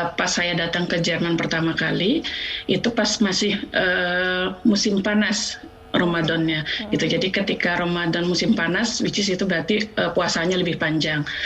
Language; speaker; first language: Indonesian; native; Indonesian